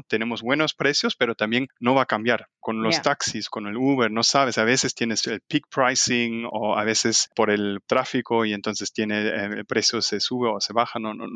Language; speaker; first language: Spanish; non-native, fluent; German